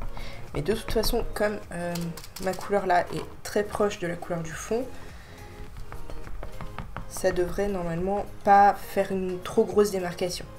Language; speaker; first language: French; native; French